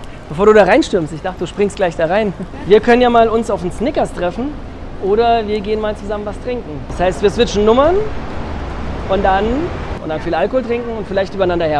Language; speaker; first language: German; native; German